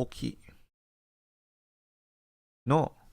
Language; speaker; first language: Japanese; non-native, fluent; English